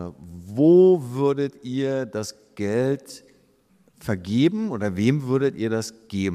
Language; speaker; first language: German; native; German